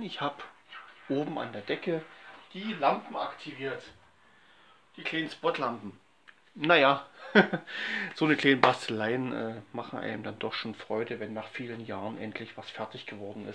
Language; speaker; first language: German; native; German